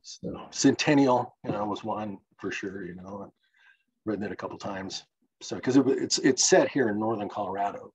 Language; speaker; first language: English; native; English